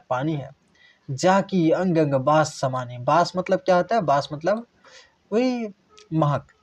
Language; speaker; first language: Hindi; non-native, local second language; Bangla